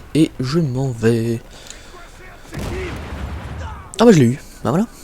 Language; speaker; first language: French; native; French